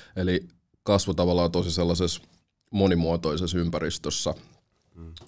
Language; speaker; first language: Finnish; early bilingual, other home language; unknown